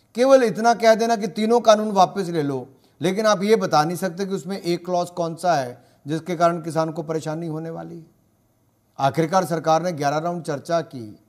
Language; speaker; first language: Hindi; native; Hindi